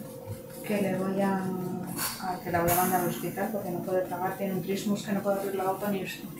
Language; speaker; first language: Spanish; native; Spanish